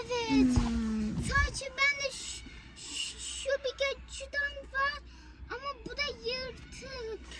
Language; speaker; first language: Turkish; early bilingual, heritage; Turkish